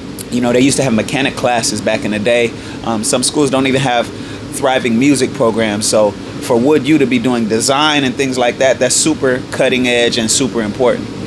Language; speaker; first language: English; native; English